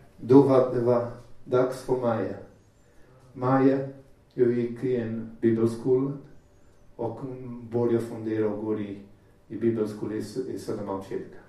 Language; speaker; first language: Swedish; non-native, fluent; Portuguese